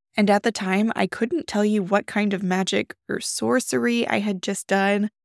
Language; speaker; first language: English; native; English